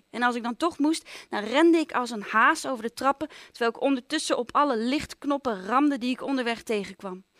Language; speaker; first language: Dutch; native; Dutch